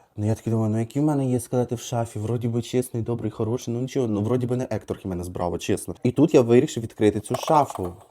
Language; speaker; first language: Ukrainian; native; Ukrainian